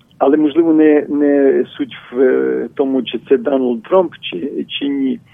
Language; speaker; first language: Ukrainian; early bilingual, heritage; Ukrainian